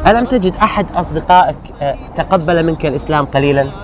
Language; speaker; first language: Arabic; native; Arabic